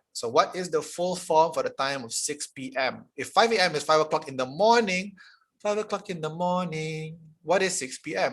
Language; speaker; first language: English; non-native, local second language; Malay